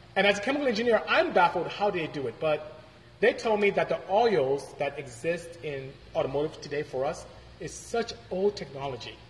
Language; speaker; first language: English; native; English